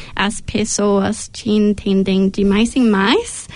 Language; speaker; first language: Portuguese; non-native, fluent; English